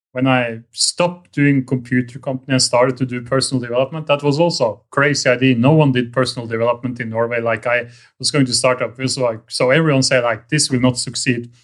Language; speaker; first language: English; non-native, fluent; Norwegian